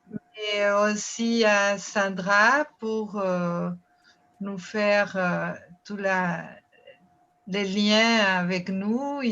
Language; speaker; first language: French; non-native, fluent; Portuguese